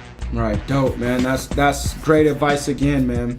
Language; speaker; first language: English; native; English